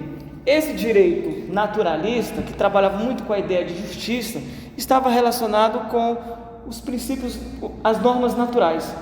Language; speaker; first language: Portuguese; native; Portuguese